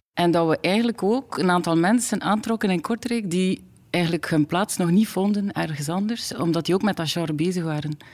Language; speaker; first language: Dutch; native; Dutch